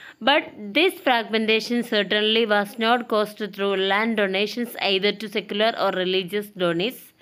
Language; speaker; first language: English; non-native, local second language; Malayalam